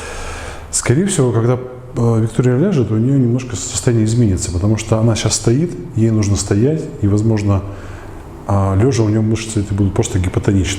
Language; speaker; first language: Russian; native; Russian